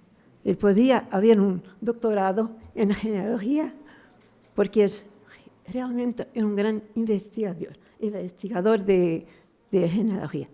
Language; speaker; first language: Spanish; non-native, learner; Portuguese